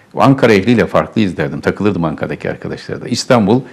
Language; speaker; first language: Turkish; native; Turkish